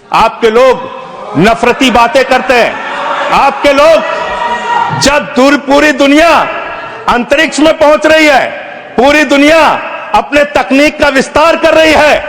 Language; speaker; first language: Hindi; native; Hindi